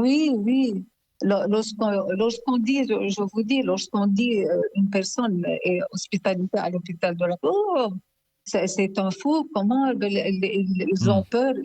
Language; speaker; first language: French; non-native, local second language; Arabic